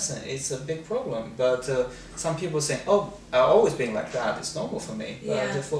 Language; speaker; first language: English; non-native, fluent; Chinese